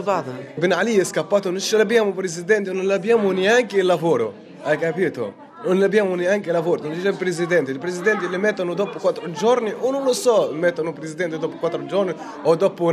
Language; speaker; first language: Italian; non-native, learner; Arabic